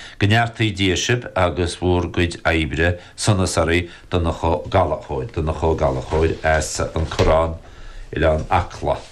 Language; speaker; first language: Irish; native; Irish